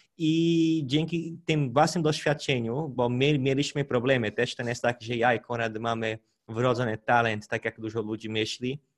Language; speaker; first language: Polish; non-native, fluent; Portuguese